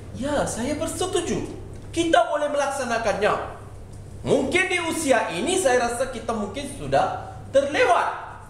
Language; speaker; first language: Malay; non-native, local second language; Tamil